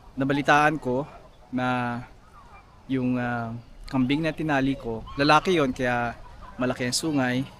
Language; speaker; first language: Filipino; native; Filipino